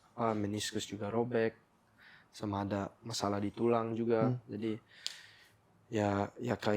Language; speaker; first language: Indonesian; early bilingual, heritage; English